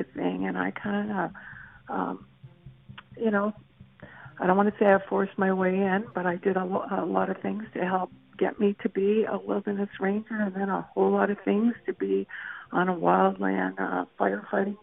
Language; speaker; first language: English; native; English